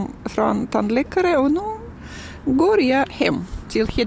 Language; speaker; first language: Swedish; non-native, learner; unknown